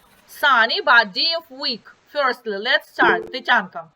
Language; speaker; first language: English; non-native, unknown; Ukrainian